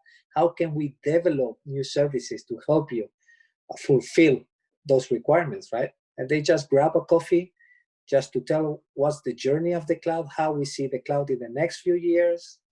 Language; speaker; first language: English; non-native, fluent; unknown